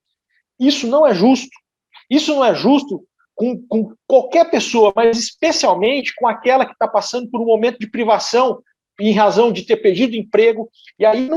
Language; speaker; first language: Portuguese; native; Portuguese